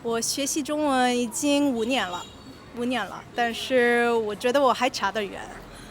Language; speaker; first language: Chinese; non-native, learner; English